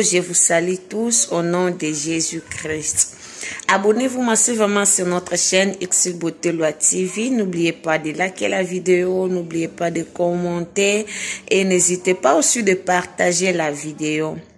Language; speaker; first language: French; non-native, local second language; Lingala